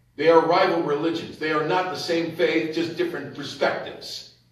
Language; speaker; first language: English; native; English